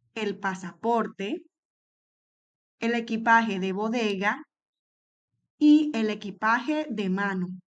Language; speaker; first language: Spanish; native; Spanish